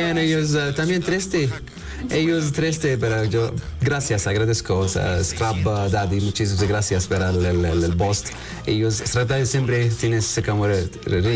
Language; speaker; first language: Spanish; non-native, learner; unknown